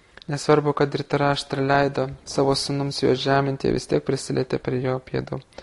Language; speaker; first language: Lithuanian; native; Lithuanian